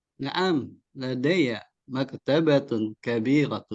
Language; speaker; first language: Arabic; non-native, learner; Indonesian